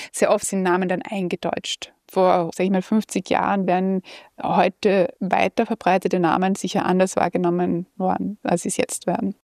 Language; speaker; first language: German; native; German